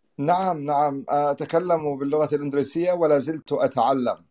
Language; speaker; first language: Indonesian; non-native, learner; Arabic